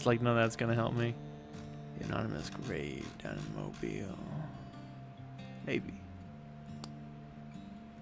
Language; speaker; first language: English; native; English